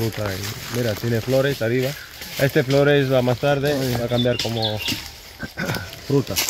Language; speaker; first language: Spanish; non-native, learner; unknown